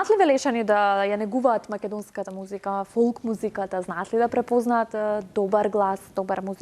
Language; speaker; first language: Macedonian; native; Macedonian